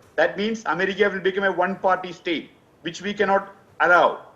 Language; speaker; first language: English; non-native, local second language; Malayalam